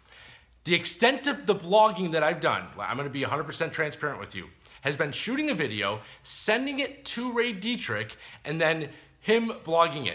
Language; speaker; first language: English; native; English